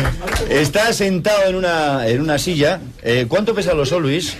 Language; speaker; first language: Spanish; native; Spanish